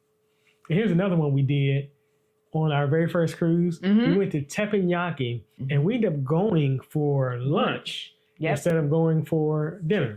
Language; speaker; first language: English; native; English